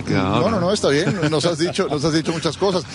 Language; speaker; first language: Spanish; native; Spanish